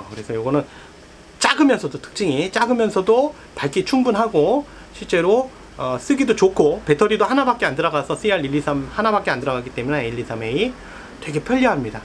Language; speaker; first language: Korean; native; Korean